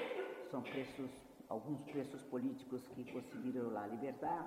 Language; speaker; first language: Spanish; non-native, fluent; Portuguese